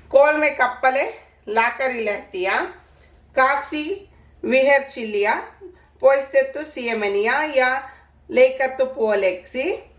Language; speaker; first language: Finnish; non-native, learner; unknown